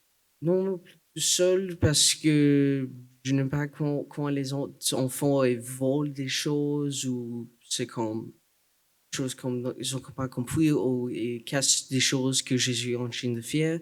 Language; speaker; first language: French; non-native, local second language; English